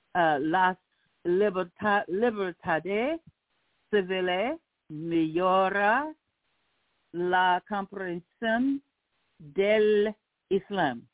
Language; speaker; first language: Spanish; non-native, learner; English